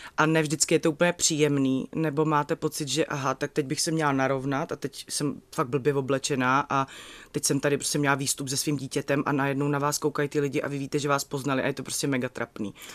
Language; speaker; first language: Czech; native; Czech